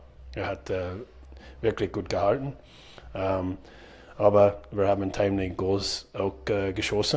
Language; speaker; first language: German; non-native, fluent; English